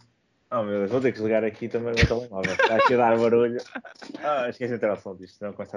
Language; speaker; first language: Portuguese; native; Portuguese